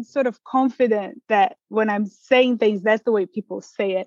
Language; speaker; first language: English; non-native, fluent; Portuguese